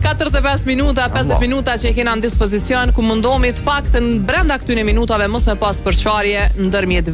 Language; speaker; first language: Albanian; native; Albanian